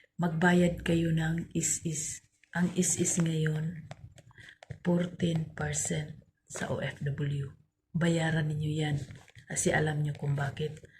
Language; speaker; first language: Filipino; non-native, local second language; Cebuano